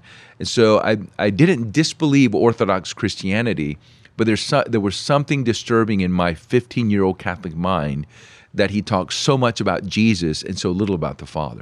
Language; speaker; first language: English; early bilingual, other home language; Spanish